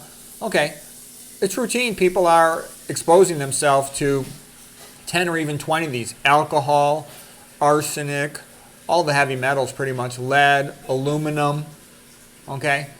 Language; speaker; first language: English; native; English